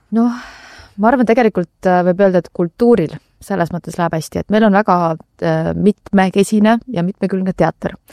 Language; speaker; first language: Estonian; non-native, local second language; Russian